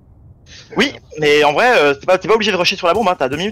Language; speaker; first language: French; native; French